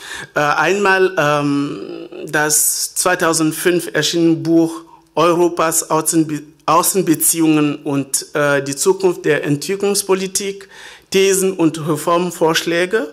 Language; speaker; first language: German; non-native, fluent; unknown